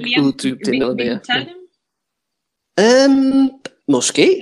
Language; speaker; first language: Danish; non-native, fluent; English